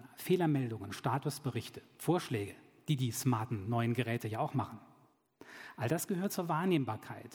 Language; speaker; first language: German; native; German